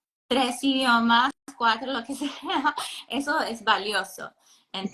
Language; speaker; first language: Spanish; non-native, fluent; English